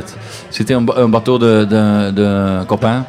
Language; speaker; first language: French; non-native, local second language; Dutch